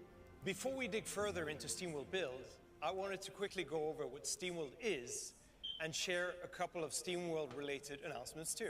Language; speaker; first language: English; non-native, fluent; Swedish